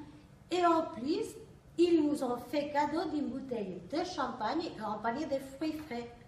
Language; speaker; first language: French; non-native, learner; Spanish